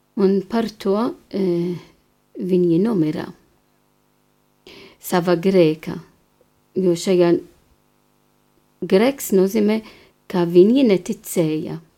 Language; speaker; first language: Latvian; non-native, fluent; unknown